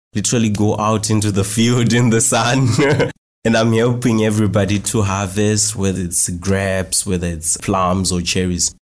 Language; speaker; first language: English; non-native, local second language; Shona